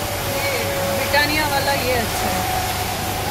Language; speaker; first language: Hindi; non-native, local second language; Bangla